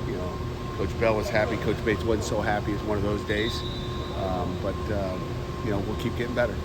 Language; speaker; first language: English; native; English